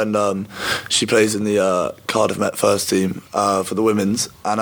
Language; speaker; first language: English; native; English